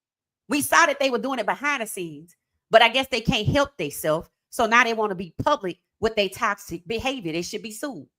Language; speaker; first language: English; native; English